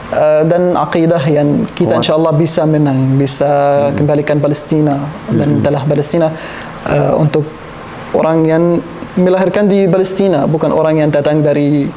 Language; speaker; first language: Indonesian; non-native, learner; Arabic